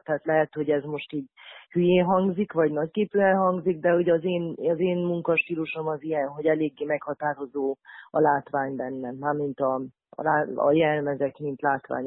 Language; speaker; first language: Hungarian; native; Hungarian